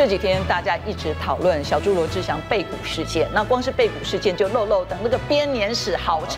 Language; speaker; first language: Chinese; native; Chinese